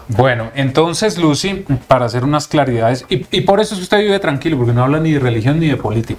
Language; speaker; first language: Spanish; native; Spanish